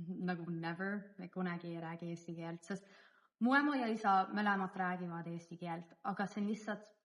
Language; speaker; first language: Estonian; early bilingual, heritage; English